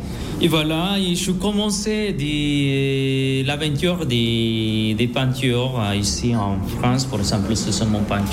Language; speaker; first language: French; non-native, learner; Spanish